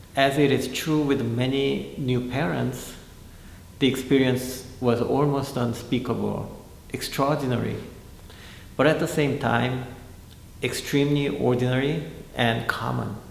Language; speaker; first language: English; non-native, fluent; Korean